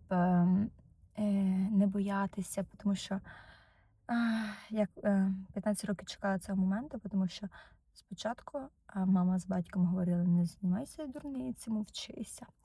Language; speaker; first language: Ukrainian; native; Ukrainian